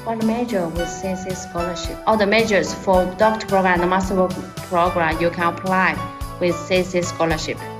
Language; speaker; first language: English; non-native, fluent; Chinese